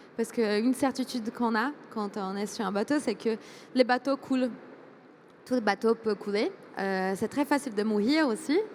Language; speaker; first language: French; non-native, fluent; Portuguese